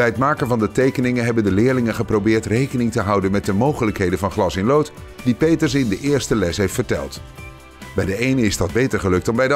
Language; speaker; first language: Dutch; native; Dutch